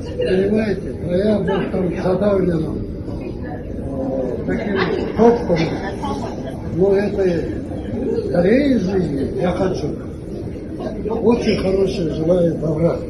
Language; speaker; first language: Russian; non-native, local second language; Kyrgyz